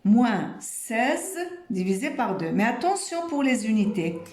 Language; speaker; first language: French; non-native, local second language; Arabic